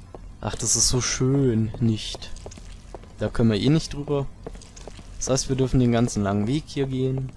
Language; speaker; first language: German; native; German